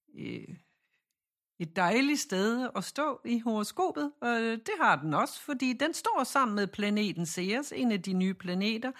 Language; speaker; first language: Danish; native; Danish